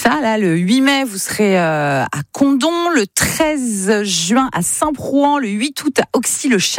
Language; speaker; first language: French; native; French